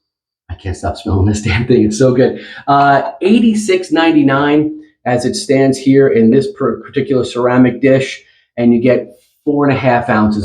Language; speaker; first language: English; native; English